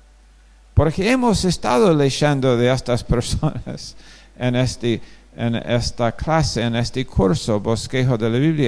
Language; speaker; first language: Spanish; non-native, fluent; English